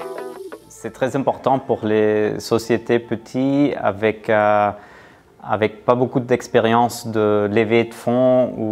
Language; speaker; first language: French; non-native, fluent; German